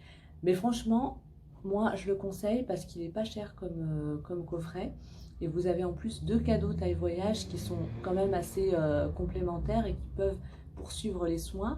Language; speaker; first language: French; native; French